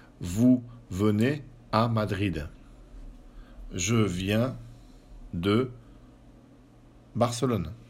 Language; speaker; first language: French; non-native, fluent; Spanish